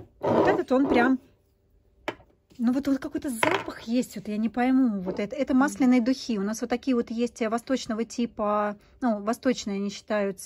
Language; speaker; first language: Russian; native; Russian